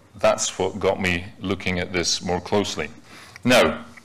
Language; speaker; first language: English; native; English